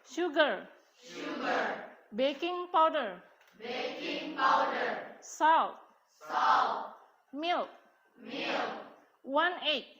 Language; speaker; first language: English; non-native, learner; Indonesian